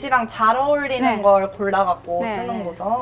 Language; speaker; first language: Korean; native; Korean